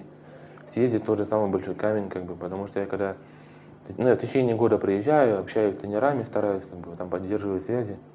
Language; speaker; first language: Russian; native; Russian